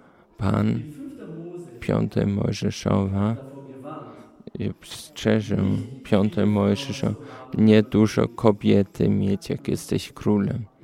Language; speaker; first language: Polish; early bilingual, heritage; Polish